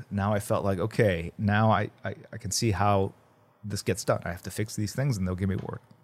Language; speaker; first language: English; early bilingual, other home language; Korean